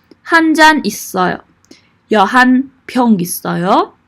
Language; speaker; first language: Korean; non-native, fluent; Persian